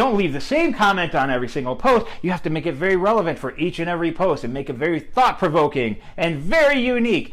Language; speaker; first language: English; native; English